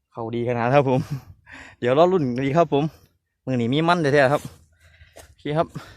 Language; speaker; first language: Thai; native; Thai